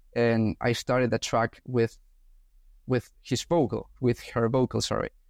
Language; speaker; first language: English; non-native, fluent; Spanish